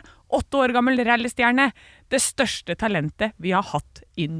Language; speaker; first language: Norwegian; native; Norwegian